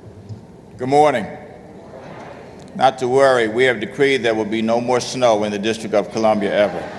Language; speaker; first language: English; native; English